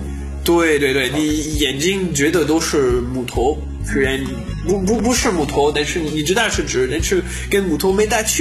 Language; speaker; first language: Chinese; non-native, learner; French